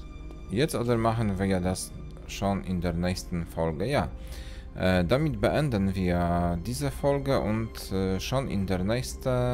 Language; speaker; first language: German; non-native, learner; Polish